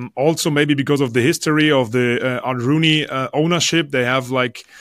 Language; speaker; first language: English; non-native, fluent; German